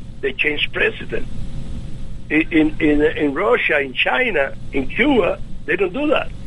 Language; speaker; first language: English; non-native, fluent; Spanish